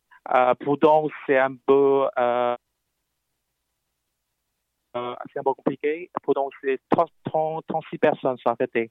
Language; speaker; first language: French; non-native, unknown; Chinese